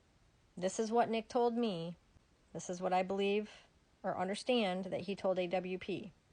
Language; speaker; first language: English; native; English